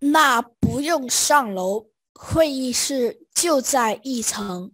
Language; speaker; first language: Chinese; non-native, fluent; Vietnamese